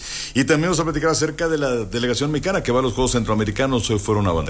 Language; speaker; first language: Spanish; native; Spanish